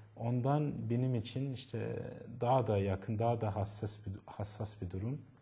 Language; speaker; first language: Turkish; non-native, fluent; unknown